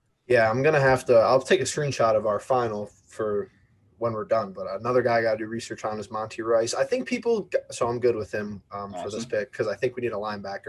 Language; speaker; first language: English; native; English